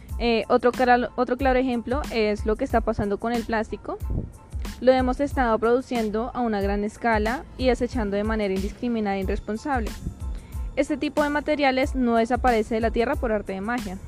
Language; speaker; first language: Spanish; native; Spanish